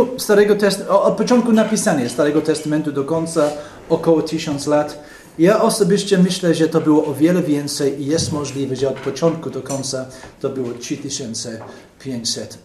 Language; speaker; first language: Polish; non-native, fluent; English